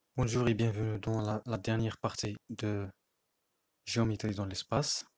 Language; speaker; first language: French; non-native, local second language; Arabic